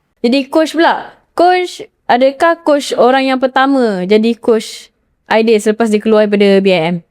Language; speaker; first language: Malay; native; Malay